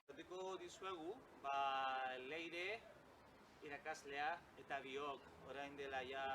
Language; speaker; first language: Basque; non-native, fluent; Spanish